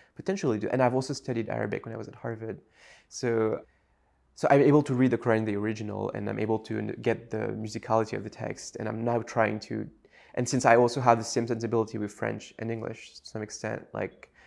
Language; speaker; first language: English; non-native, fluent; French